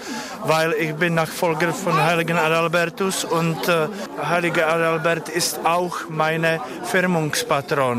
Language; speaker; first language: German; non-native, fluent; Czech